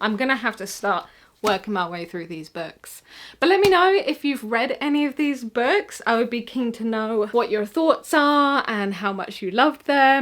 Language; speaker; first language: English; native; English